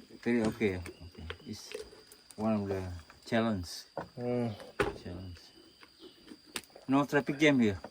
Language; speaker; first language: English; non-native, learner; Indonesian